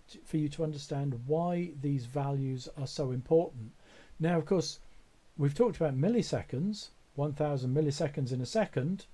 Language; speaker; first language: English; native; English